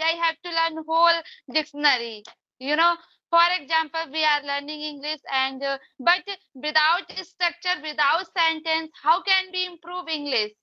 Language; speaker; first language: English; non-native, learner; Hindi